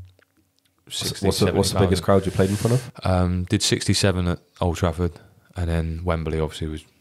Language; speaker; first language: English; native; English